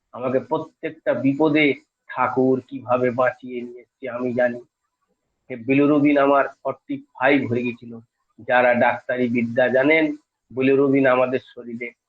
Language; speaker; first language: Bangla; native; Bangla